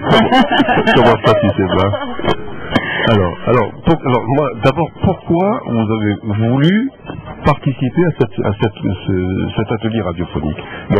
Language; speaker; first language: French; native; French